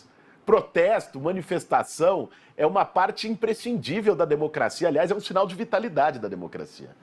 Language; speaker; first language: Portuguese; native; Portuguese